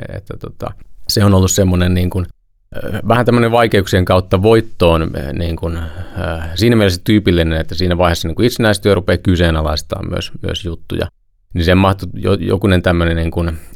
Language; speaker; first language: Finnish; native; Finnish